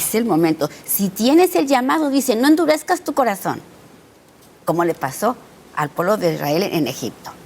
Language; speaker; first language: Spanish; native; Spanish